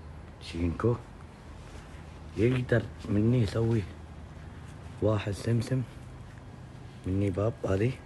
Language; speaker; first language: Arabic; non-native, learner; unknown